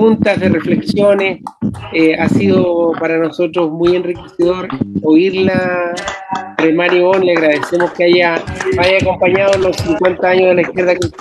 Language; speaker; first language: Spanish; native; Spanish